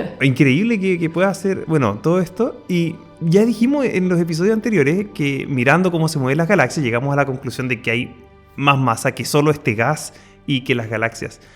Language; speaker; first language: Spanish; native; Spanish